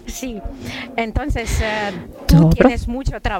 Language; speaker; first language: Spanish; non-native, learner; Serbian